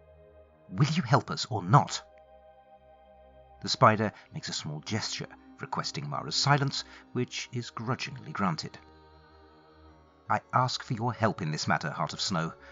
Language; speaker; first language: English; native; English